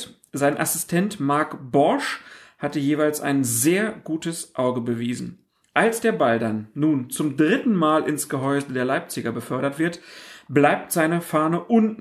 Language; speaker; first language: German; native; German